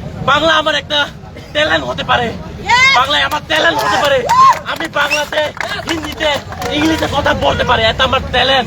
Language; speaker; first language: Bangla; non-native, local second language; Kok Borok